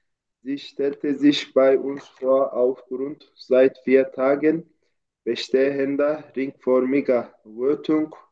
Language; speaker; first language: German; non-native, learner; Turkish